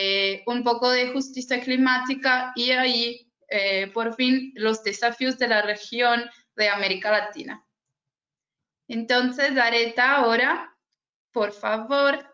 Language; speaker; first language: Spanish; non-native, fluent; Portuguese